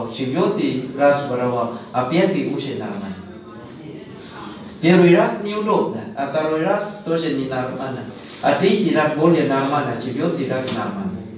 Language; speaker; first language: Russian; non-native, learner; Thai